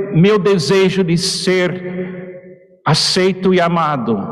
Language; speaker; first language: Portuguese; non-native, fluent; English